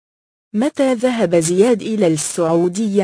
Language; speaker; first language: Arabic; non-native, fluent; Indonesian